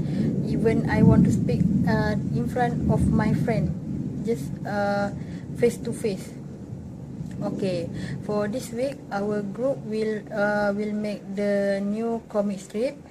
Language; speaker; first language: English; non-native, local second language; Malay